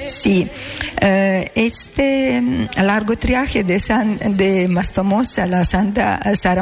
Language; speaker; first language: Spanish; non-native, fluent; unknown